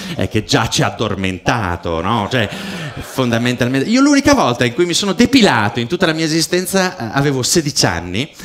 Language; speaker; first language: Italian; native; Italian